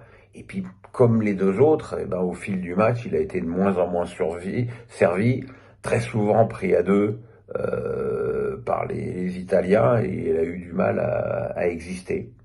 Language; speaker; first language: French; native; French